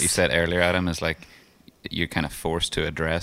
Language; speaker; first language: English; native; English